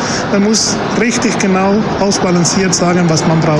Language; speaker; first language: German; non-native, fluent; Spanish